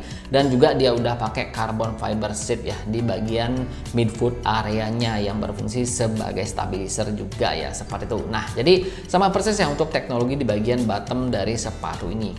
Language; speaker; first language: Indonesian; native; Indonesian